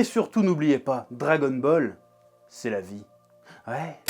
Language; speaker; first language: French; native; French